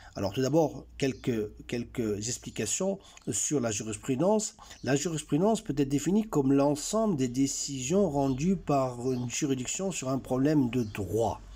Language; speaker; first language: French; non-native, local second language; Arabic